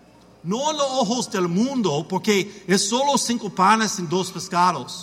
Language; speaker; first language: Spanish; non-native, learner; English